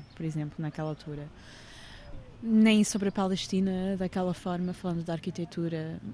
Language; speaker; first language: Portuguese; early bilingual, heritage; English